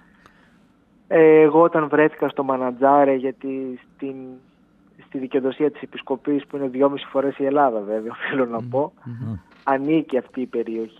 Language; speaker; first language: Greek; native; Greek